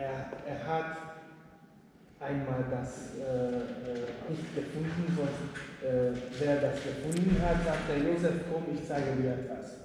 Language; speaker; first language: German; non-native, learner; Hungarian